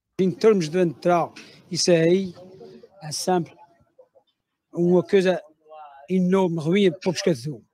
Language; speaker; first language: Portuguese; native; Portuguese